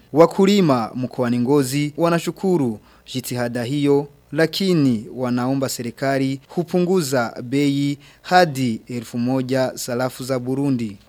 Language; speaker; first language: Swahili; non-native, local second language; Rundi